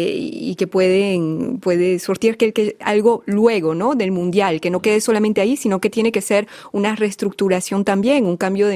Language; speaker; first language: Spanish; native; Spanish